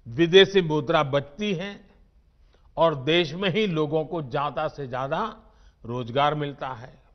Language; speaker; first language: Hindi; non-native, local second language; Gujarati